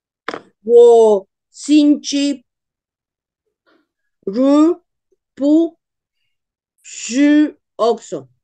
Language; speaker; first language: Chinese; non-native, learner; Spanish